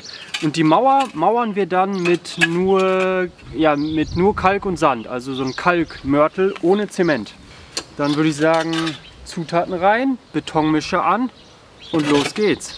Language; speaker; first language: German; native; German